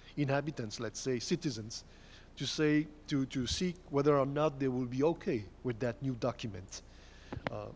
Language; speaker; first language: English; non-native, fluent; French